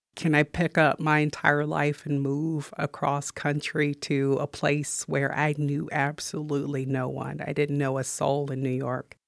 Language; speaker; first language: English; native; English